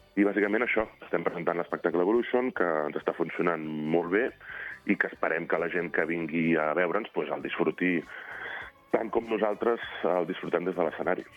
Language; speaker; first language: Catalan; native; Catalan